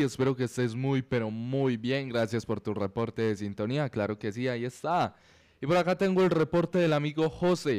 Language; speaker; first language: Spanish; native; Spanish